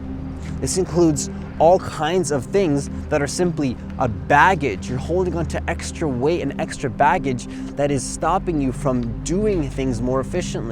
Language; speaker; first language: English; native; English